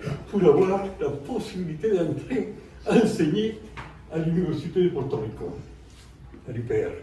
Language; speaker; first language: French; non-native, fluent; Spanish